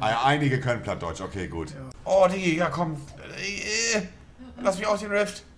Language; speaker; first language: German; native; German